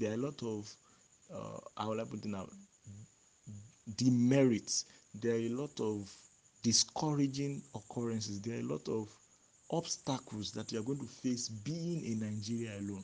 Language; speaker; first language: English; non-native, local second language; Yoruba